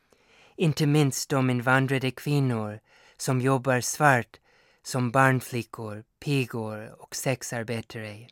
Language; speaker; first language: Swedish; non-native, fluent; English